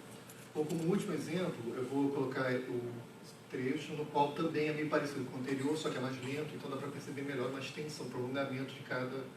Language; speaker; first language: Portuguese; native; Portuguese